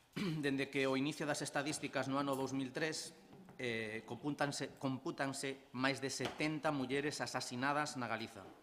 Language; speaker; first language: Galician; non-native, local second language; Spanish